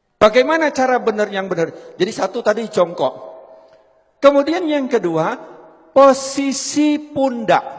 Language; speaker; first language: Indonesian; non-native, local second language; Javanese